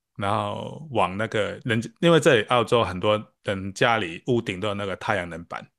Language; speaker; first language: Chinese; non-native, local second language; Cantonese